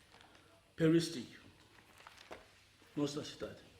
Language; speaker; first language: Russian; non-native, learner; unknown